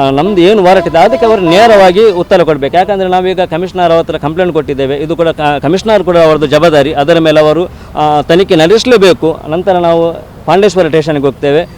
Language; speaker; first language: Kannada; non-native, local second language; Tulu